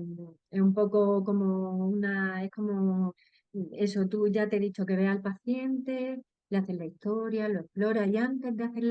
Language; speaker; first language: Spanish; native; Spanish